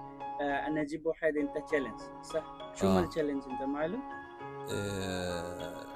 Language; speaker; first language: Arabic; non-native, learner; Bangla